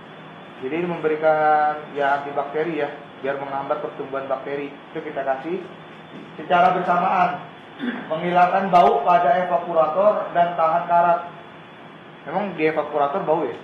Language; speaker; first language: Malay; native; Malay